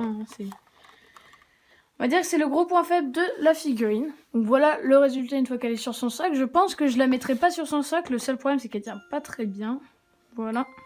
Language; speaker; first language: French; native; French